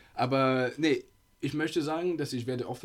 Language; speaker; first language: German; non-native, fluent; Italian